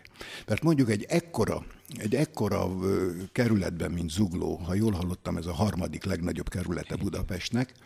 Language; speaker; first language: Hungarian; native; Hungarian